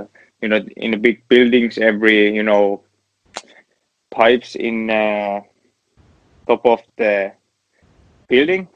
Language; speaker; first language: English; non-native, learner; Finnish